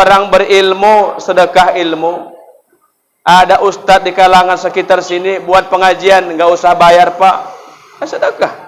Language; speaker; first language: Indonesian; native; Indonesian